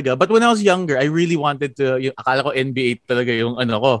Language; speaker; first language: English; non-native, local second language; Filipino